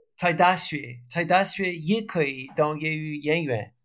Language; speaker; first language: Chinese; non-native, learner; French